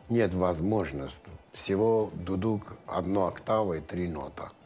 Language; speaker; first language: Russian; non-native, local second language; Armenian